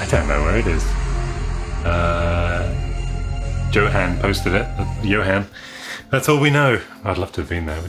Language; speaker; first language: English; native; English